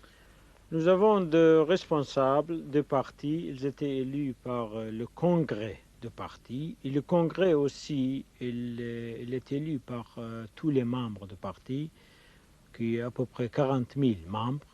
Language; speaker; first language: French; non-native, fluent; Kurdish